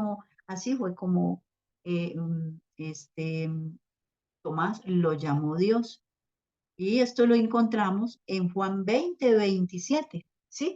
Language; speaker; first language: Spanish; native; Spanish